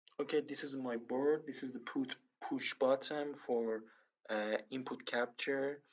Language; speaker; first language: English; non-native, learner; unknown